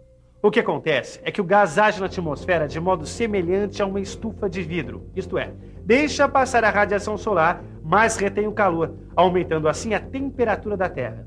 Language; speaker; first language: Portuguese; native; Portuguese